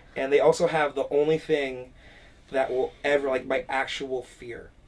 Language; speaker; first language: English; native; English